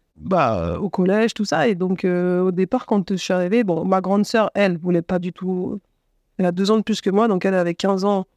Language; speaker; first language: French; native; French